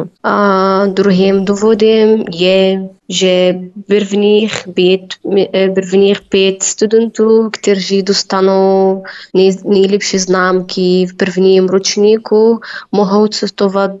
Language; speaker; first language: Czech; non-native, learner; Arabic